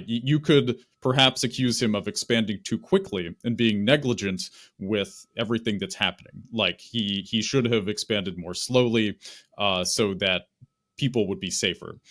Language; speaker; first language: English; native; English